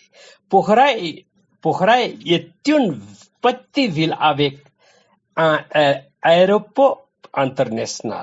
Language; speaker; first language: French; non-native, learner; Nepali